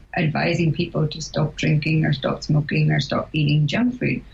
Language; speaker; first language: English; native; English